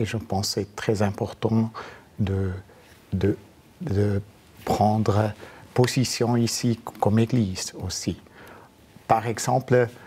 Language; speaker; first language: French; non-native, fluent; German